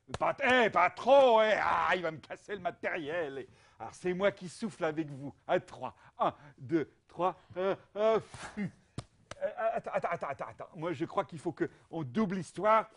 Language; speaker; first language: French; native; French